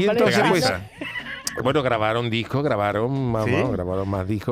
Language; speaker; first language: Spanish; native; Spanish